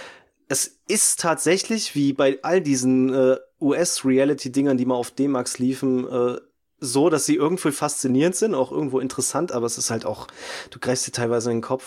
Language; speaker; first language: German; native; German